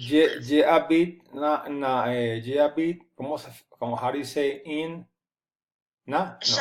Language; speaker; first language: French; non-native, learner; Spanish